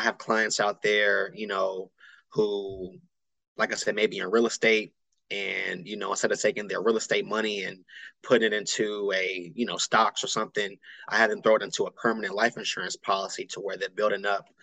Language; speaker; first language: English; native; English